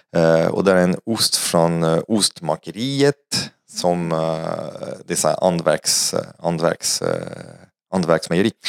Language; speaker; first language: Swedish; non-native, fluent; French